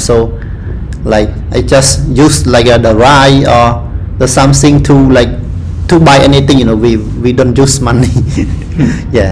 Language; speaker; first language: English; non-native, learner; Khmer